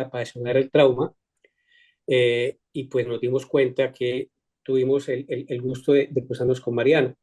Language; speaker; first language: Spanish; native; Spanish